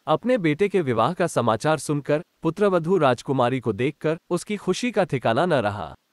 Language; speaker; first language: Hindi; non-native, local second language; Gujarati